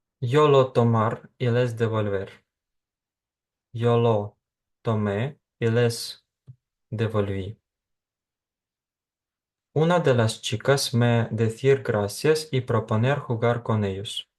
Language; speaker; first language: Spanish; non-native, fluent; Ukrainian